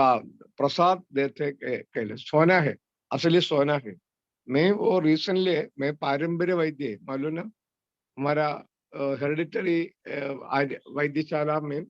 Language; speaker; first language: Hindi; non-native, learner; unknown